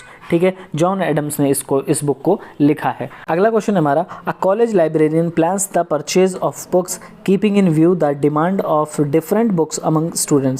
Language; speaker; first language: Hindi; native; Hindi